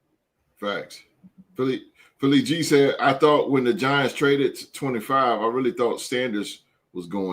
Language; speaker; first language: English; native; English